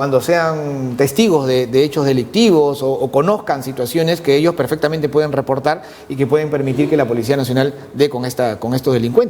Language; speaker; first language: Spanish; native; Spanish